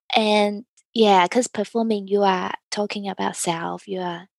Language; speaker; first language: English; early bilingual, other home language; Chinese